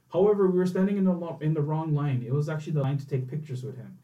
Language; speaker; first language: English; native; English